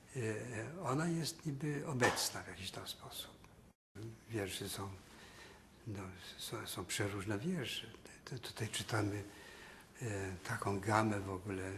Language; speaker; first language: Polish; non-native, fluent; Swedish